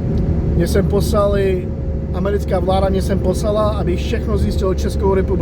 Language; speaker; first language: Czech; non-native, fluent; English